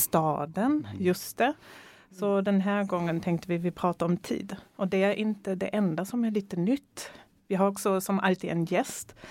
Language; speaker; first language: Swedish; non-native, fluent; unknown